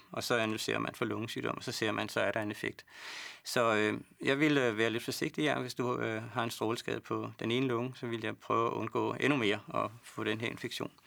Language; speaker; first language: Danish; native; Danish